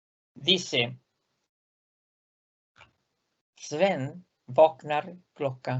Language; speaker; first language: Swedish; non-native, fluent; Spanish